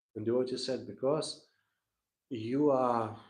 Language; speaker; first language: English; non-native, learner; Russian